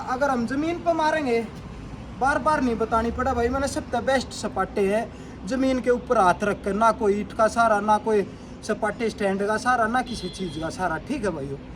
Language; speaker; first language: Hindi; non-native, local second language; Haryanvi